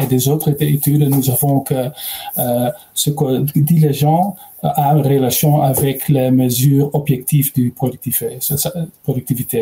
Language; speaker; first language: French; non-native, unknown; Dutch